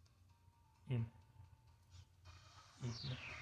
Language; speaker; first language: Japanese; non-native, learner; English